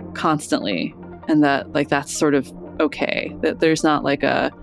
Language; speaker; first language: English; native; English